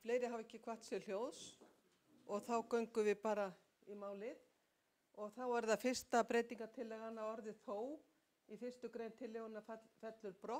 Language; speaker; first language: Icelandic; native; Icelandic